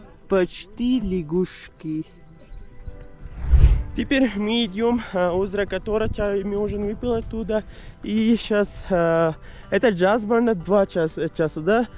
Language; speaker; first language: Russian; non-native, learner; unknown